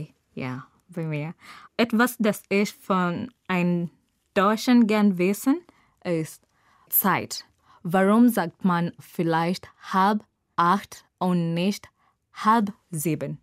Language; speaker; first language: German; non-native, learner; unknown